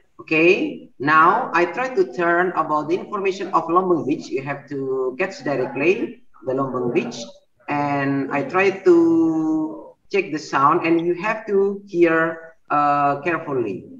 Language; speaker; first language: English; non-native, learner; Indonesian